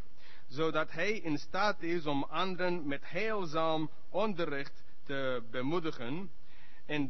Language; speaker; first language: Dutch; non-native, learner; English